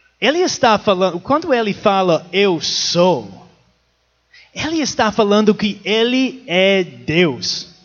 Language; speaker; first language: Portuguese; non-native, learner; English